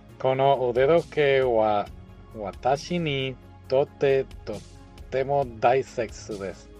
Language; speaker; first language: Japanese; non-native, learner; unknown